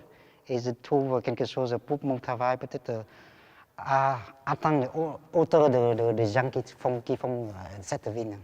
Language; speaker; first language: French; non-native, learner; Vietnamese